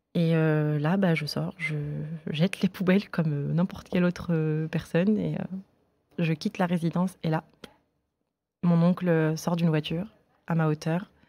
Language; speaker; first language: French; native; French